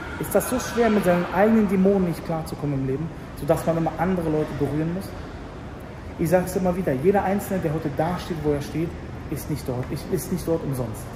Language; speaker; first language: German; early bilingual, other home language; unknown